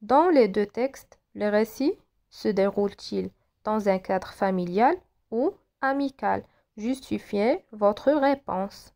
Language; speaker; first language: French; non-native, local second language; Arabic